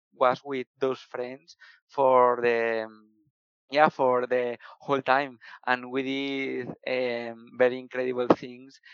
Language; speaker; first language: English; non-native, fluent; Spanish